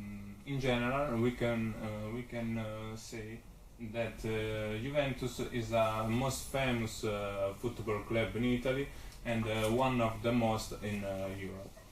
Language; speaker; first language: English; non-native, learner; Italian